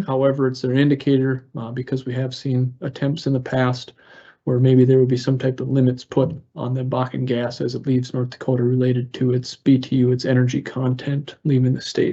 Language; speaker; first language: English; native; English